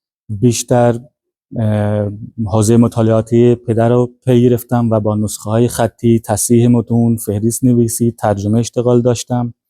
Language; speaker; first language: Persian; non-native, fluent; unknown